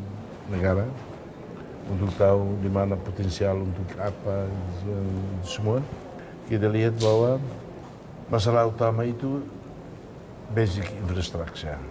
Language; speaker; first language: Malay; non-native, local second language; Portuguese